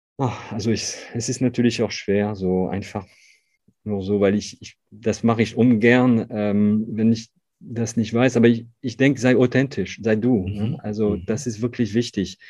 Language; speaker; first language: German; non-native, fluent; French